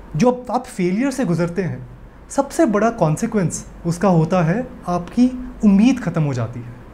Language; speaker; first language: Hindi; native; Hindi